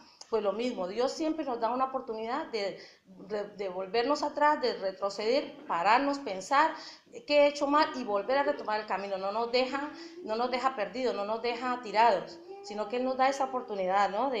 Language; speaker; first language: Spanish; native; Spanish